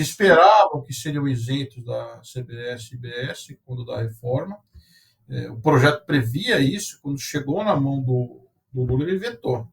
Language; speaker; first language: Portuguese; native; Portuguese